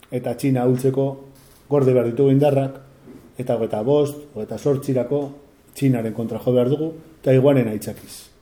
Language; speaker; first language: Basque; native; Basque